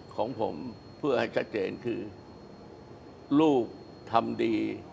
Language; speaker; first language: Thai; native; Thai